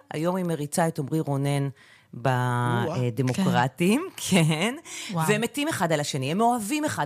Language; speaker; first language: Hebrew; native; Hebrew